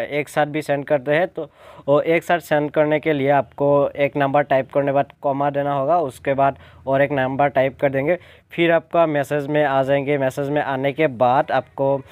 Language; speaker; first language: Hindi; non-native, local second language; Assamese